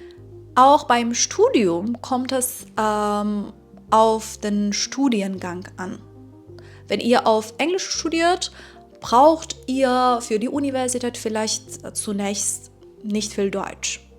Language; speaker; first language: German; non-native, fluent; Persian